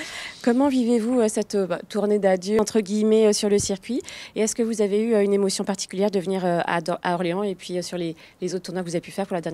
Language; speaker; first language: French; native; French